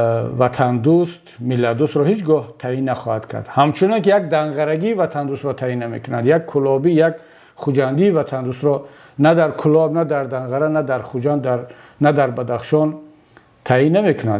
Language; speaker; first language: Persian; native; Persian